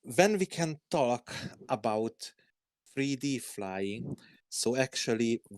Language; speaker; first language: English; non-native, learner; Hungarian